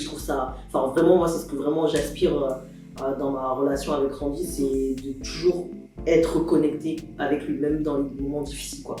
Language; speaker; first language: French; native; French